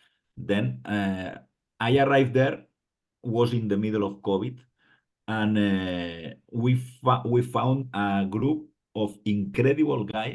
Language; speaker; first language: English; non-native, fluent; Spanish